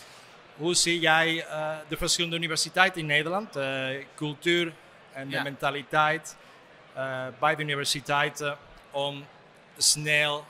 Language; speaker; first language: Dutch; non-native, fluent; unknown